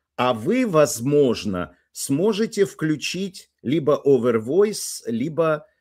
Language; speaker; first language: Russian; native; Russian